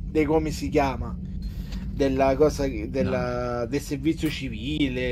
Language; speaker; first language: Italian; native; Italian